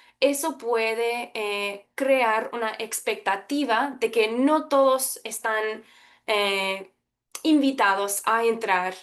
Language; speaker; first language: Spanish; early bilingual, heritage; Spanish